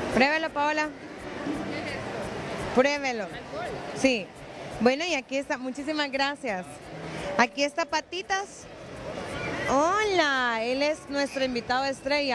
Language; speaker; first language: Spanish; native; Spanish